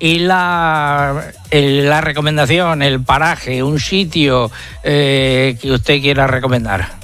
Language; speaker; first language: Spanish; native; Spanish